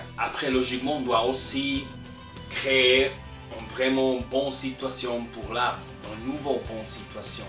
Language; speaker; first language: French; non-native, local second language; German